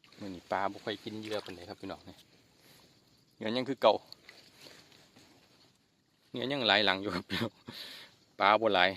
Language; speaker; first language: Thai; non-native, local second language; Northeastern Thai